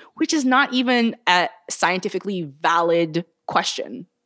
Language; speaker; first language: English; early bilingual, other home language; Bulgarian